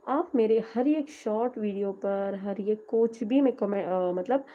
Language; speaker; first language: Hindi; non-native, local second language; Urdu